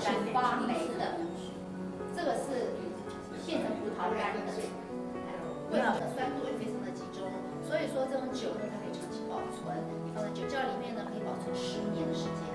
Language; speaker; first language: Chinese; native; Chinese